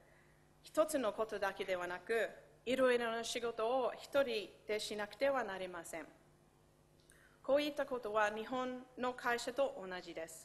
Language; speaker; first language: Japanese; non-native, fluent; English